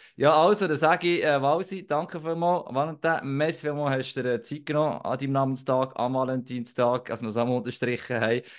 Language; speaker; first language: German; native; German